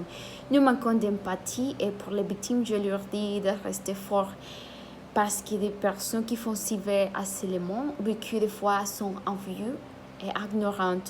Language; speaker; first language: French; non-native, learner; Spanish